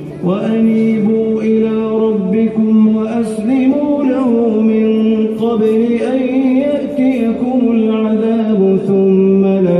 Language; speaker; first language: Arabic; native; Arabic